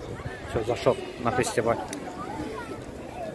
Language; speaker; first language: Russian; non-native, local second language; Azerbaijani